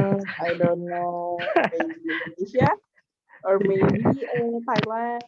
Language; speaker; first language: English; non-native, learner; Indonesian